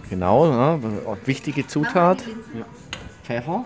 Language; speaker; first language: German; native; German